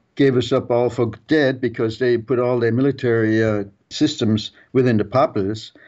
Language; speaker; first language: English; early bilingual, other home language; German